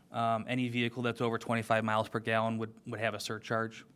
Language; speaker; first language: English; native; English